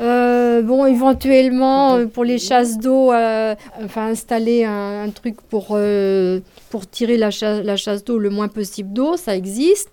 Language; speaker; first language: French; native; French